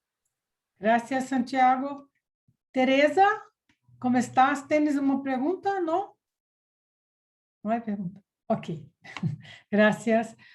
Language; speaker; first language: Spanish; non-native, learner; Portuguese